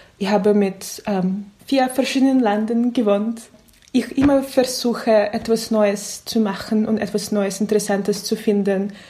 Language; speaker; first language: German; non-native, learner; Russian